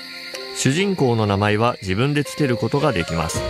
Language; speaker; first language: Japanese; native; Japanese